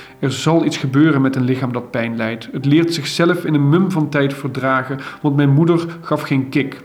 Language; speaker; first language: Dutch; native; Dutch